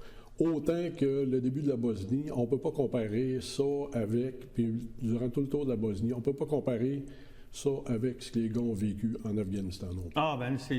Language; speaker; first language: French; native; French